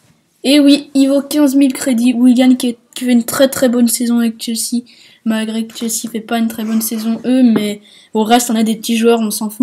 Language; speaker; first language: French; native; French